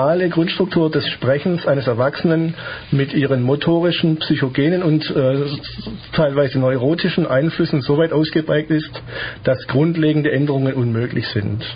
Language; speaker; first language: German; native; German